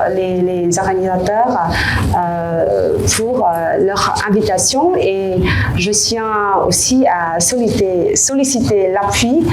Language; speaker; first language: French; non-native, fluent; Vietnamese